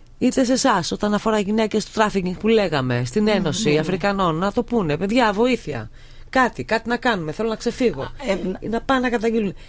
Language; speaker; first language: Greek; native; Greek